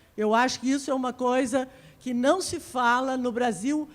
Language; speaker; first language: Portuguese; native; Portuguese